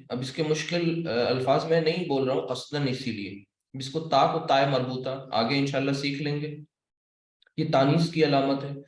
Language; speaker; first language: Urdu; native; Urdu